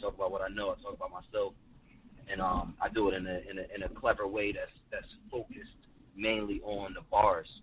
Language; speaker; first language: English; native; English